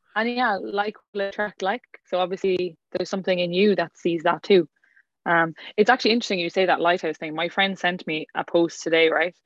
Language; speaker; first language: English; native; English